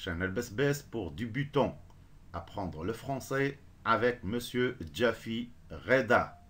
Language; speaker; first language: French; non-native, local second language; Arabic